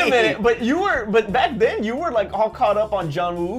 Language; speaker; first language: English; native; English